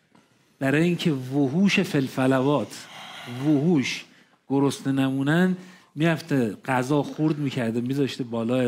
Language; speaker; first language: Persian; native; Persian